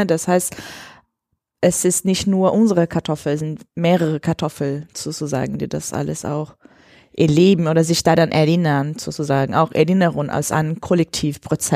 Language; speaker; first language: German; non-native, fluent; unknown